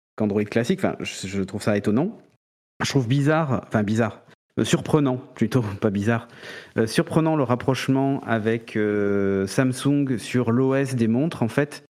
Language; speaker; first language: French; native; French